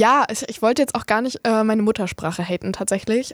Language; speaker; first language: German; native; German